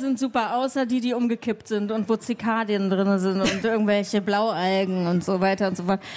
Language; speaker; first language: German; native; German